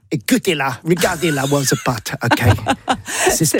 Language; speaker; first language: French; non-native, learner; English